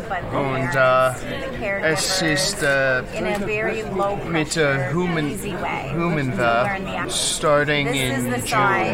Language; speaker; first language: German; non-native, learner; English